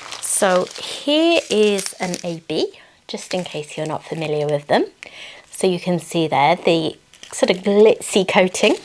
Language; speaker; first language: English; native; English